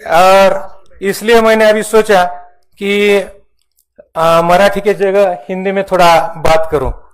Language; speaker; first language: Hindi; non-native, local second language; Marathi